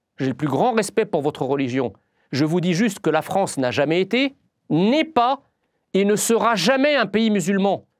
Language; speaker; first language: French; early bilingual, other home language; Arabic